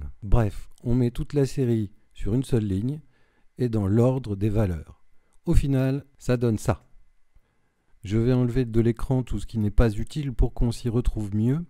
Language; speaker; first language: French; native; French